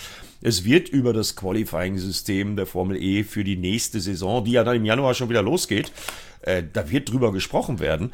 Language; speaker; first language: German; native; German